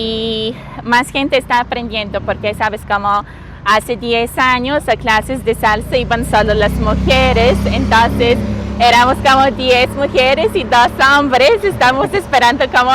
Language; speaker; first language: Spanish; non-native, fluent; Bulgarian